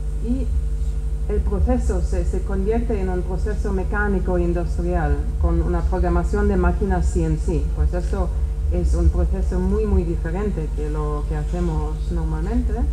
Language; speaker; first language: Spanish; non-native, fluent; Czech